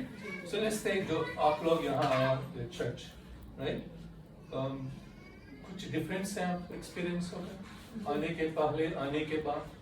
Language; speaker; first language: Hindi; non-native, local second language; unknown